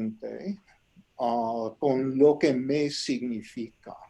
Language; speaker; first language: Spanish; non-native, fluent; English